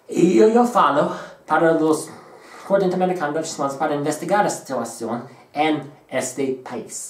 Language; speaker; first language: Spanish; non-native, learner; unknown